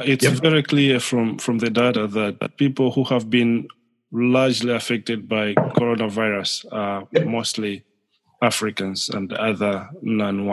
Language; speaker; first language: English; non-native, local second language; Nyanja